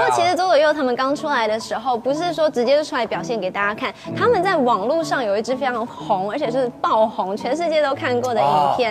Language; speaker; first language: Chinese; native; Chinese